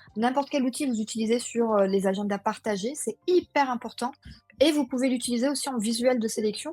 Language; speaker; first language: French; native; French